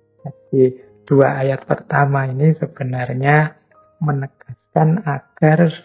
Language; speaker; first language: Indonesian; native; Indonesian